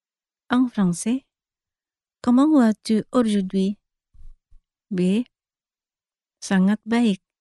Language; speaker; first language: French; non-native, fluent; Indonesian